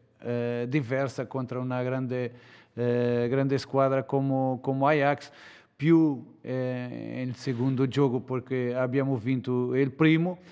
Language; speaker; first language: Italian; non-native, learner; Portuguese